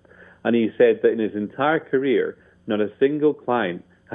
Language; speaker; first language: English; native; English